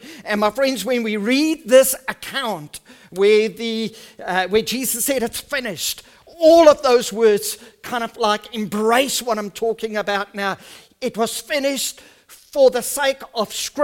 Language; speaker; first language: English; non-native, local second language; Afrikaans